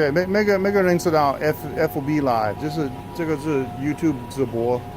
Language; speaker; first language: Chinese; non-native, learner; English